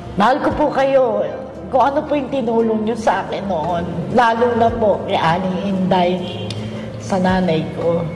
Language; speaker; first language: Filipino; native; Filipino